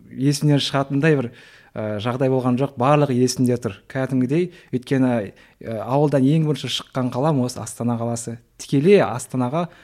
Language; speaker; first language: Kazakh; native; Kazakh